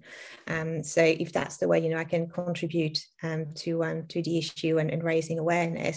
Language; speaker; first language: English; non-native, fluent; French